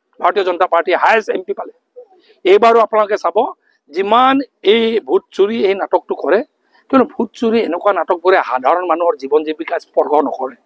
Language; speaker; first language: Assamese; non-native, local second language; Mising